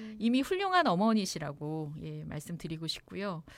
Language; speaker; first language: Korean; native; Korean